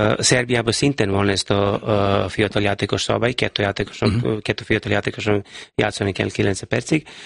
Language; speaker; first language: Hungarian; non-native, fluent; Serbian